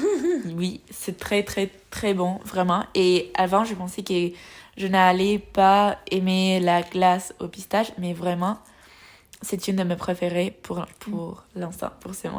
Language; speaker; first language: French; non-native, learner; Spanish